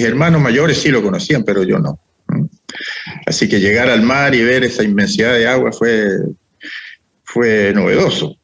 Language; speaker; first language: Spanish; early bilingual, other home language; Italian